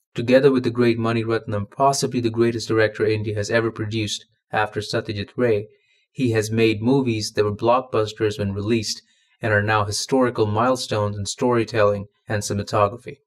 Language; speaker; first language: English; non-native, local second language; Malayalam